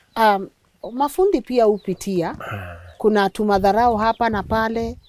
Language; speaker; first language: Swahili; native; Swahili